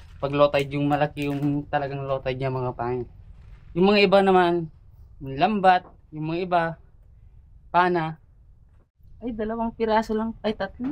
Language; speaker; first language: Filipino; non-native, local second language; Iloko